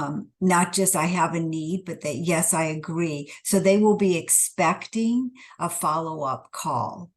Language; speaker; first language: English; native; English